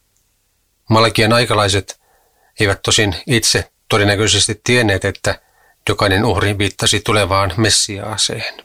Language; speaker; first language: Finnish; native; Finnish